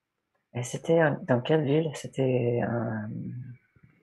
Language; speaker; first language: French; non-native, learner; English